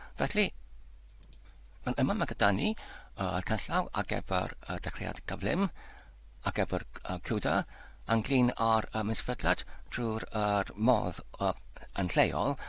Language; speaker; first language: Welsh; non-native, learner; Polish